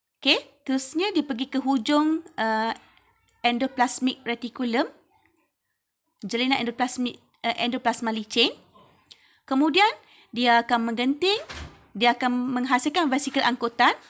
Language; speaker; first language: Malay; native; Malay